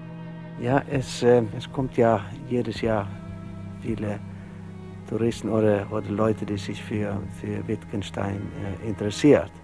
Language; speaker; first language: German; non-native, learner; Norwegian